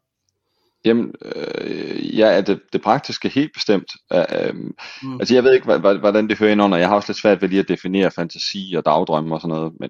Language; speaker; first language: Danish; native; Danish